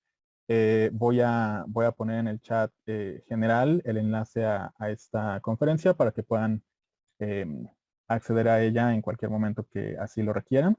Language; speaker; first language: Spanish; native; Spanish